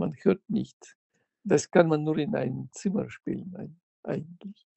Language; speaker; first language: German; non-native, fluent; Russian